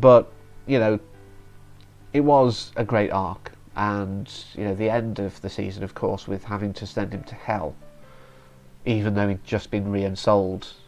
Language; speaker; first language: English; native; English